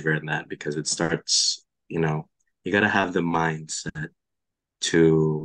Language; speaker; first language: English; non-native, local second language; Filipino